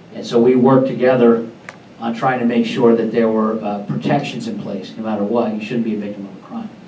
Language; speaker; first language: English; native; English